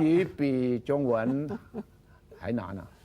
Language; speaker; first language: Chinese; non-native, fluent; Thai